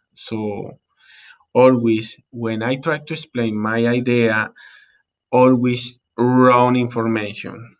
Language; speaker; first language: English; non-native, learner; Spanish